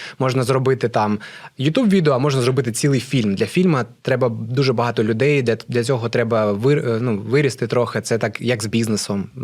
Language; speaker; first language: Ukrainian; non-native, local second language; Russian